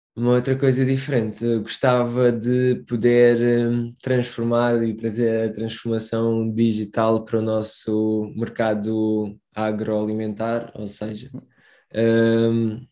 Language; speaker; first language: Portuguese; early bilingual, other home language; Romanian